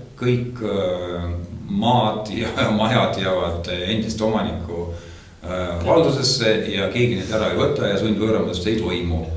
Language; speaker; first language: Estonian; non-native, local second language; Russian